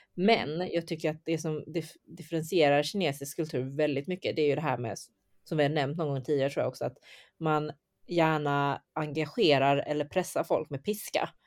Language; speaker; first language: Swedish; early bilingual, other home language; Chinese